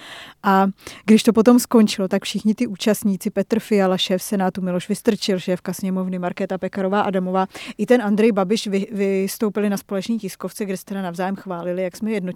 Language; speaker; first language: Czech; native; Czech